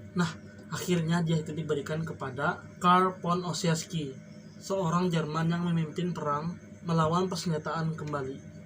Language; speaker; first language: Indonesian; non-native, local second language; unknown